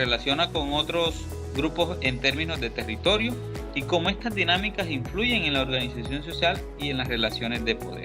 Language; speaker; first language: Spanish; native; Spanish